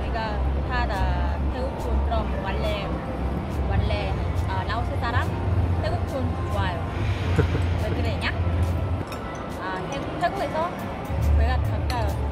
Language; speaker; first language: Korean; non-native, learner; Lao